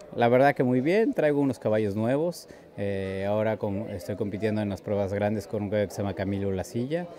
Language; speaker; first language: Spanish; native; Spanish